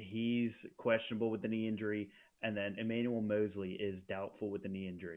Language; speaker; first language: English; native; English